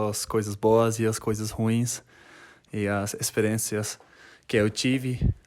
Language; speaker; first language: Portuguese; non-native, fluent; English